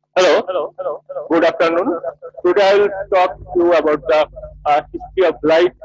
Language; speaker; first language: English; non-native, local second language; Bangla